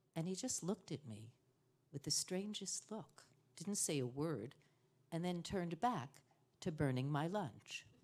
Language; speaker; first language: English; native; English